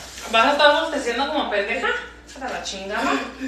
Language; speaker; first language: Spanish; early bilingual, heritage; Spanish